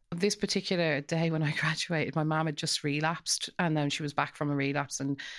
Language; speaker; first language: English; native; English